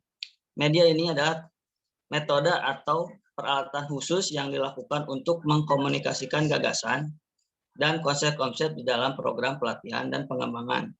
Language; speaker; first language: Indonesian; native; Indonesian